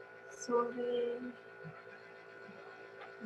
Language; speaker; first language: Japanese; non-native, learner; Filipino